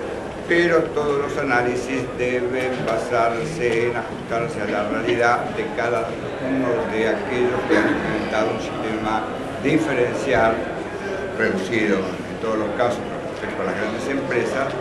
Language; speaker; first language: Spanish; native; Spanish